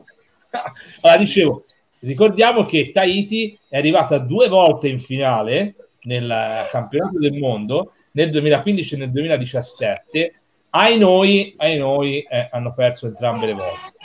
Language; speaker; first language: Italian; native; Italian